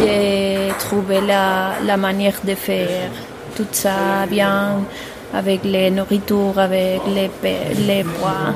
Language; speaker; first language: French; non-native, learner; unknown